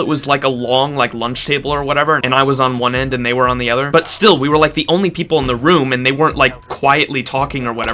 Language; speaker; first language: English; native; English